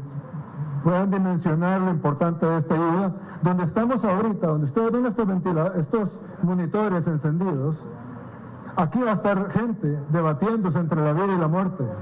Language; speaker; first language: Spanish; native; Spanish